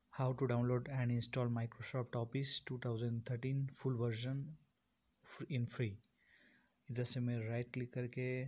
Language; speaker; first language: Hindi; non-native, local second language; Bangla